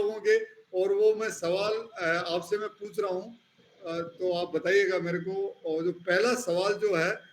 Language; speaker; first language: Hindi; native; Hindi